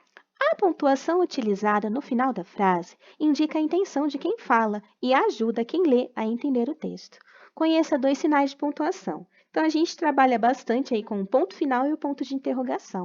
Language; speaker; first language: Portuguese; native; Portuguese